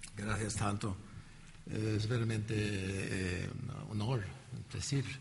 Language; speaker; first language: Spanish; non-native, learner; English